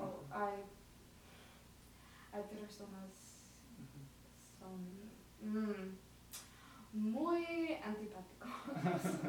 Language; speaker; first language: Spanish; non-native, learner; English